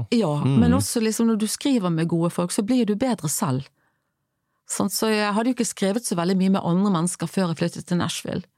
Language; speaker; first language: Norwegian; non-native, fluent; English